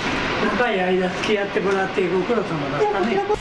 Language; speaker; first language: Japanese; native; Japanese